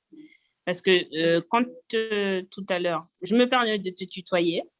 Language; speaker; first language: French; native; French